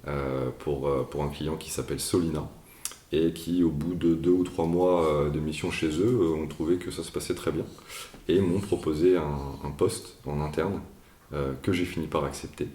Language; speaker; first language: French; native; French